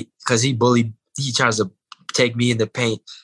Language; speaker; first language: English; native; English